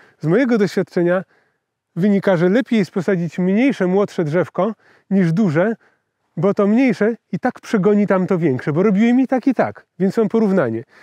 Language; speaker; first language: Polish; native; Polish